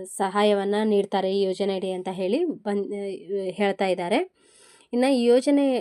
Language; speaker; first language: Kannada; native; Kannada